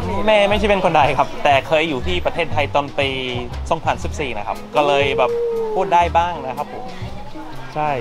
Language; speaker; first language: Thai; non-native, fluent; English